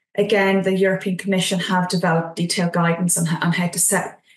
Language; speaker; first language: English; native; English